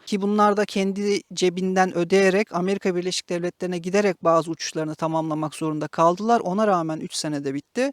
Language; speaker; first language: Turkish; native; Turkish